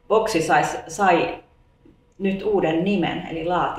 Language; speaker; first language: Finnish; native; Finnish